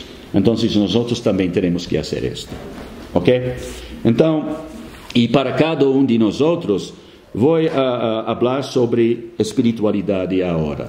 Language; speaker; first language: Spanish; non-native, fluent; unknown